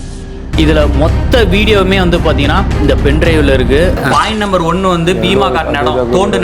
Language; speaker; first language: Tamil; native; Tamil